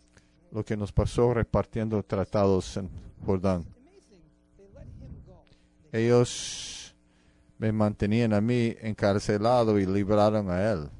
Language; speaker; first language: Spanish; non-native, fluent; English